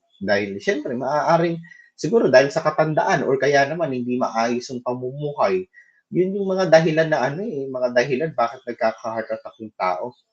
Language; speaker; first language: Filipino; native; Filipino